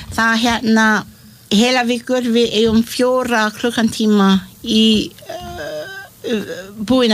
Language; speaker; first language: Icelandic; non-native, learner; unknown